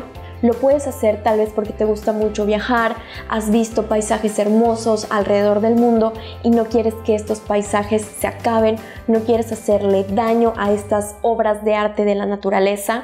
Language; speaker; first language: Spanish; native; Spanish